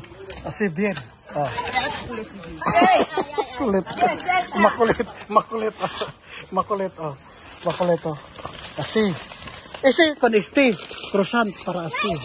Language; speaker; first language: Spanish; non-native, learner; Filipino